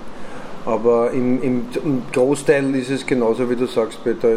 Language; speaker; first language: German; native; German